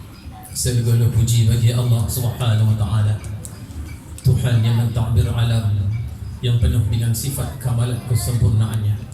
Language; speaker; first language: Malay; native; Malay